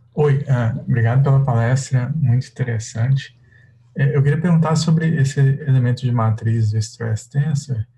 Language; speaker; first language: Portuguese; non-native, fluent; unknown